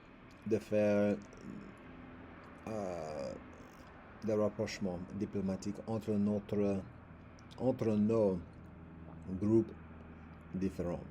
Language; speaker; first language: French; non-native, learner; English